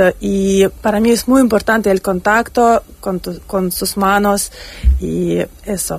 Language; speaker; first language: Spanish; non-native, learner; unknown